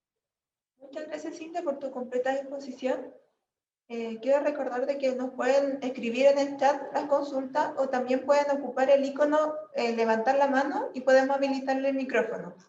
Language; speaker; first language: Spanish; native; Spanish